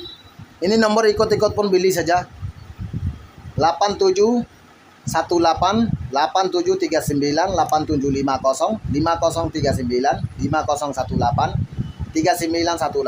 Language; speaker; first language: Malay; non-native, fluent; Bangla